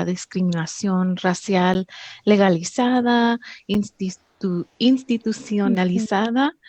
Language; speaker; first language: Spanish; early bilingual, heritage; English